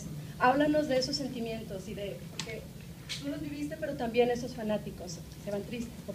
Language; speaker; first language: Spanish; native; Spanish